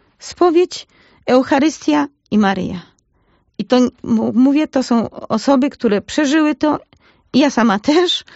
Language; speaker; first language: Polish; native; Polish